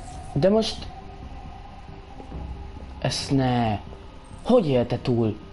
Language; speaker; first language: Hungarian; native; Hungarian